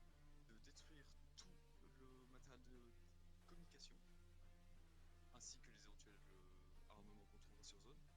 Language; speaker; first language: French; native; French